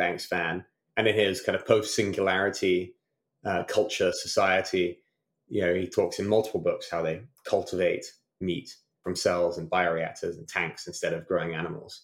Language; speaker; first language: English; native; English